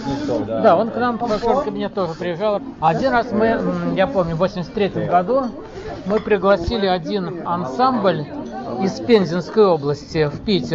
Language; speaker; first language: Russian; native; Russian